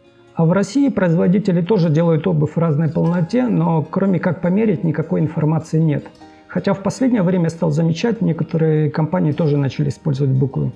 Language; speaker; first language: Russian; native; Russian